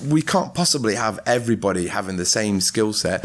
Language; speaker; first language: English; native; English